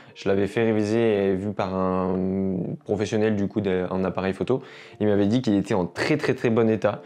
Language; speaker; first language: French; native; French